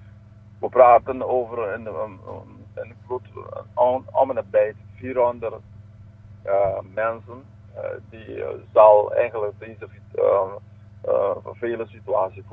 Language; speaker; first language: Dutch; non-native, local second language; Papiamento